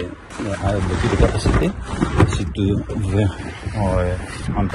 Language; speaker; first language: French; non-native, learner; Spanish